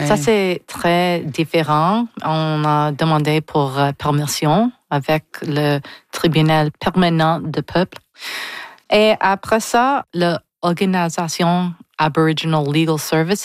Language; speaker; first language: French; non-native, local second language; English